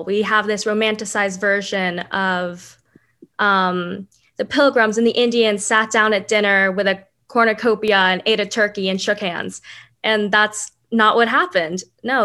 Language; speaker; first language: English; native; English